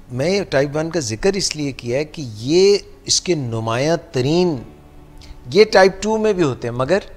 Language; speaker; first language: Urdu; native; Urdu